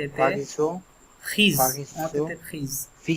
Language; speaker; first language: French; non-native, fluent; Bangla